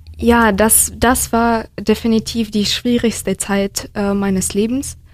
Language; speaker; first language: German; early bilingual, other home language; Ukrainian